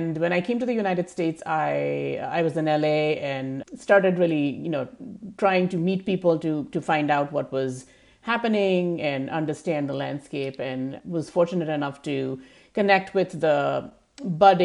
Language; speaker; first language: English; non-native, local second language; Hindi